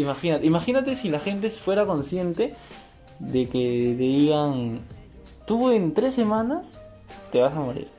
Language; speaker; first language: Spanish; native; Spanish